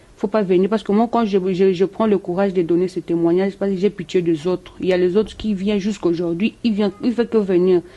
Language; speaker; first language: French; non-native, local second language; Lingala